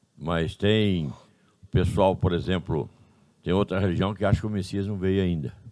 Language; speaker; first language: Portuguese; native; Portuguese